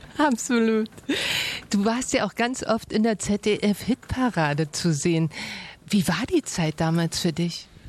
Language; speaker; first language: German; native; German